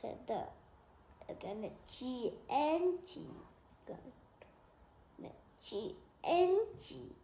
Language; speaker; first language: Korean; early bilingual, heritage; Korean